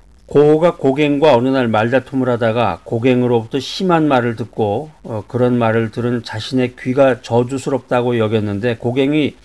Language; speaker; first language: Korean; native; Korean